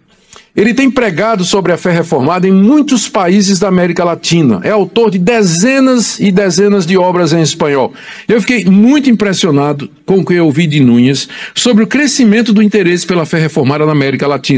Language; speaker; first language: Portuguese; native; Portuguese